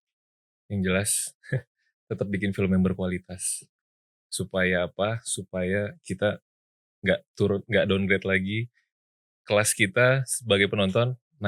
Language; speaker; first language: Indonesian; native; Indonesian